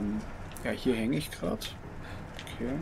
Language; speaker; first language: German; native; German